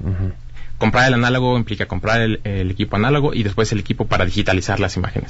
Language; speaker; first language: Spanish; native; Spanish